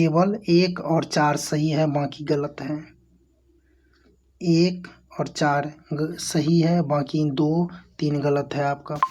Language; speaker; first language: Hindi; native; Hindi